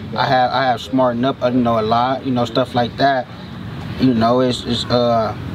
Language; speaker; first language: English; native; English